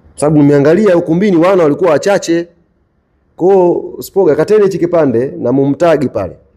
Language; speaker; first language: Swahili; native; Swahili